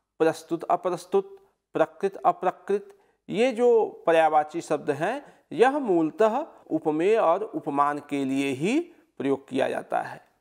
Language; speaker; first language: Hindi; native; Hindi